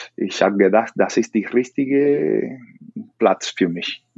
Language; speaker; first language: German; non-native, fluent; Spanish